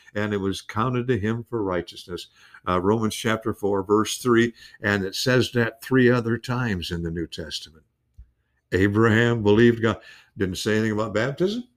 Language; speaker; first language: English; native; English